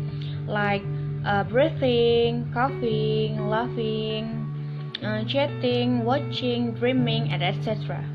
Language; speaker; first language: English; non-native, learner; Indonesian